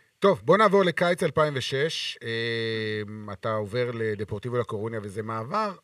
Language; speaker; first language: Hebrew; native; Hebrew